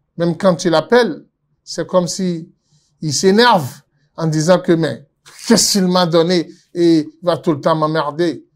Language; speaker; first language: French; non-native, local second language; Yoruba